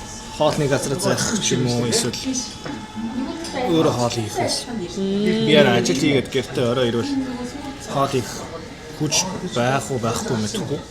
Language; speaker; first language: Mongolian; non-native, fluent; Korean